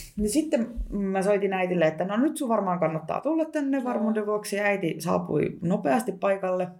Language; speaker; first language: Finnish; early bilingual, other home language; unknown